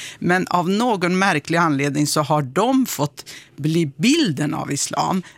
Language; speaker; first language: Swedish; early bilingual, other home language; Kurdish